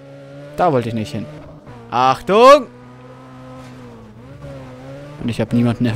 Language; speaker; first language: German; native; German